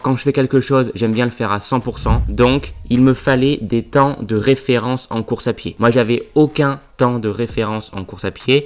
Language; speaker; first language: French; native; French